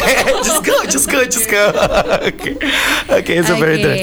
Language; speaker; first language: English; non-native, learner; Indonesian